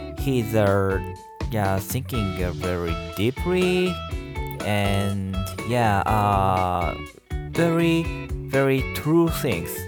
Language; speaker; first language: English; non-native, learner; Japanese